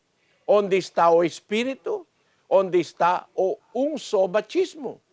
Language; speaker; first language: Portuguese; non-native, learner; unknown